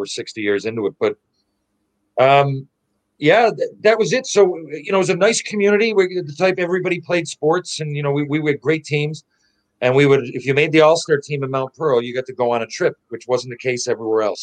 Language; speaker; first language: English; native; English